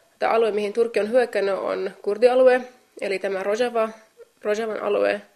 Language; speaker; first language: Finnish; non-native, fluent; Kurdish